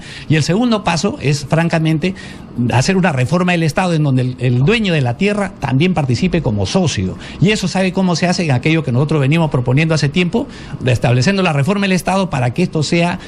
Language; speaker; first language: Spanish; native; Spanish